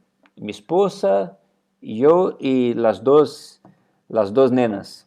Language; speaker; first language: Spanish; non-native, fluent; Portuguese